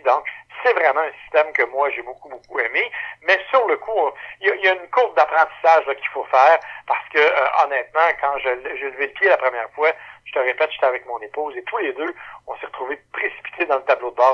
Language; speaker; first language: French; native; French